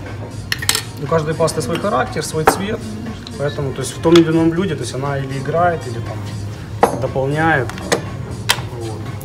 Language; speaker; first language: Russian; native; Russian